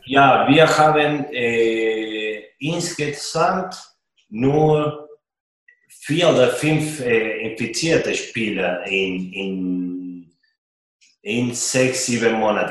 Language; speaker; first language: German; non-native, fluent; Spanish